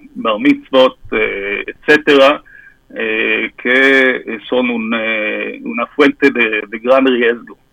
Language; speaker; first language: Spanish; non-native, fluent; French